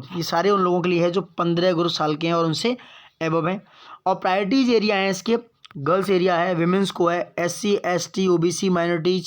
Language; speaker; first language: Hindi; native; Hindi